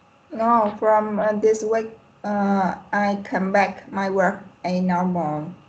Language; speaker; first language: English; non-native, learner; Vietnamese